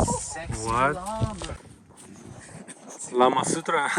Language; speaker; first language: English; non-native, fluent; Russian